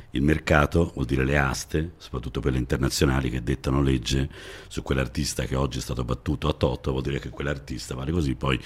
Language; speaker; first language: Italian; native; Italian